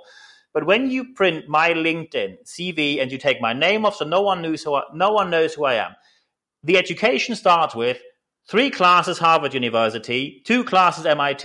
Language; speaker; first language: English; non-native, fluent; German